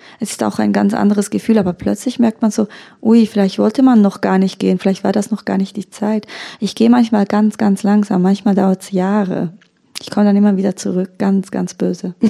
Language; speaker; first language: German; early bilingual, other home language; Turkish